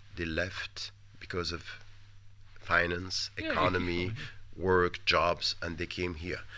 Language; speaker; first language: English; non-native, fluent; French